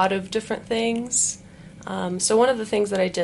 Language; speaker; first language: English; native; English